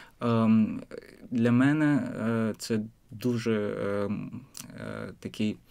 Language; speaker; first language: Ukrainian; non-native, fluent; Azerbaijani